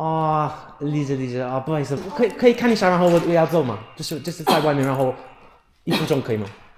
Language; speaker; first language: Chinese; non-native, fluent; English